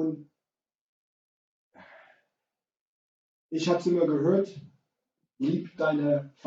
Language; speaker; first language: German; non-native, fluent; English